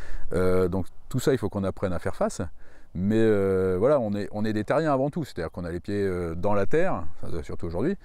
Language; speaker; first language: French; native; French